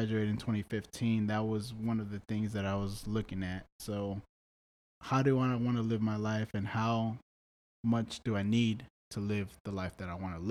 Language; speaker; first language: English; native; English